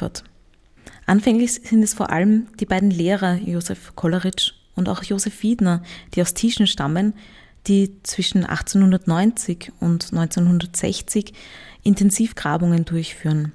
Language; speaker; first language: German; native; German